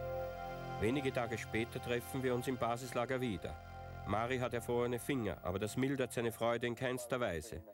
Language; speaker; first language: German; native; German